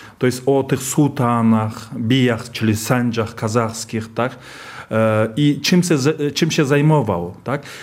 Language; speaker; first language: Polish; non-native, fluent; Kazakh